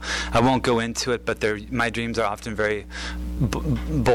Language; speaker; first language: English; native; English